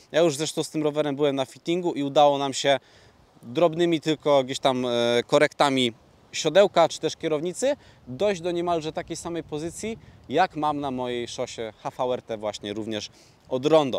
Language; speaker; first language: Polish; native; Polish